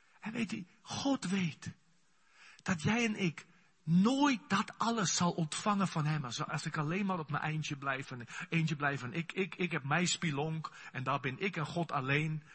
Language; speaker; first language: Dutch; non-native, fluent; Afrikaans